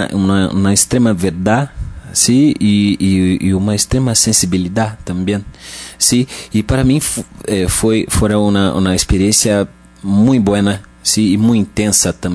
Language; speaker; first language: Spanish; non-native, learner; Portuguese